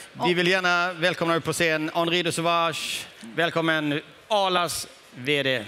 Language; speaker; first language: Swedish; native; Swedish